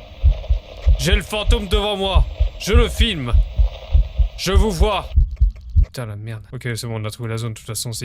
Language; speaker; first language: French; native; French